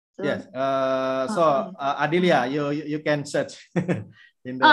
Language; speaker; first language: English; non-native, fluent; Indonesian